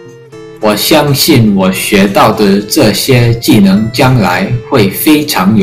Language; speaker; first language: Chinese; early bilingual, heritage; English